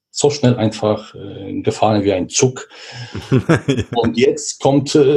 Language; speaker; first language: German; non-native, learner; Polish